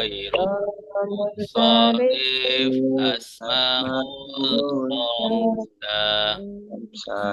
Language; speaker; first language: Arabic; non-native, fluent; Indonesian